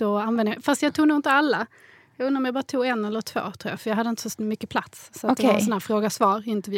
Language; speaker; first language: Swedish; native; Swedish